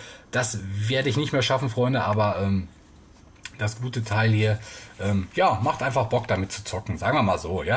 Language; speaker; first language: German; native; German